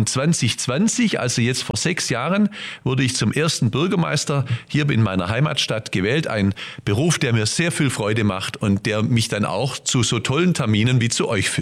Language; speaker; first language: German; native; German